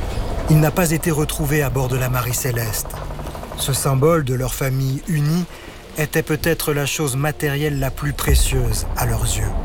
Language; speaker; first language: French; native; French